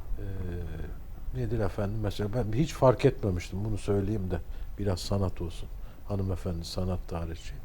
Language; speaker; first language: Turkish; native; Turkish